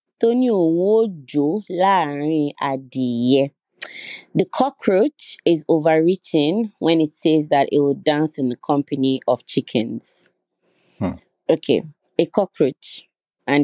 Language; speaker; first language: English; non-native, local second language; Yoruba